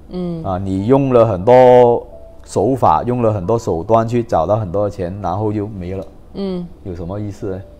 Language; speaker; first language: Chinese; non-native, local second language; Cantonese